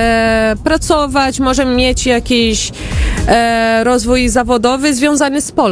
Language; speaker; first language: Polish; non-native, fluent; Portuguese